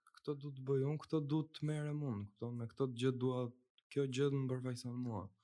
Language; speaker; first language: Albanian; native; Albanian